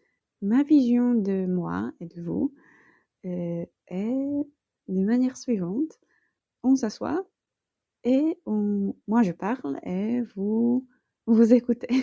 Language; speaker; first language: French; non-native, fluent; Polish